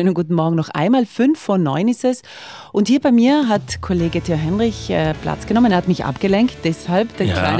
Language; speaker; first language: German; native; German